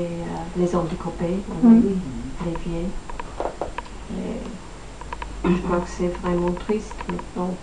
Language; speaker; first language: French; non-native, learner; English